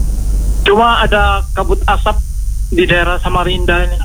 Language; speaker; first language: Indonesian; native; Indonesian